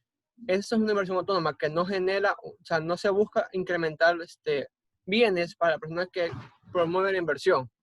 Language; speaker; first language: Spanish; native; Spanish